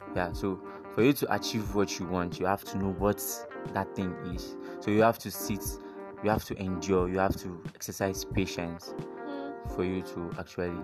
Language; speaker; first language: English; non-native, local second language; Igbo